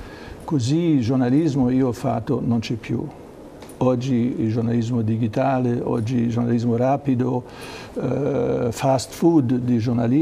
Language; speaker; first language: Italian; non-native, learner; German